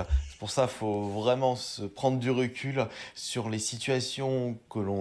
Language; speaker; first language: French; native; French